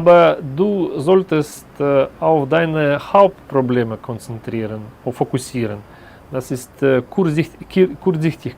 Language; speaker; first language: German; non-native, learner; Russian